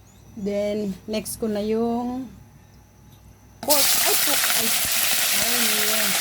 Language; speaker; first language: Filipino; native; Filipino